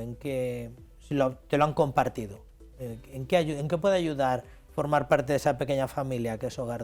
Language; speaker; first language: Spanish; native; Spanish